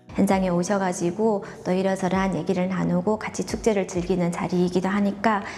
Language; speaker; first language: Korean; non-native, fluent; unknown